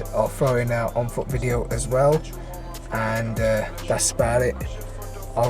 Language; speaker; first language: English; native; English